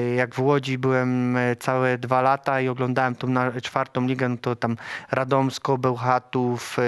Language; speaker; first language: Polish; native; Polish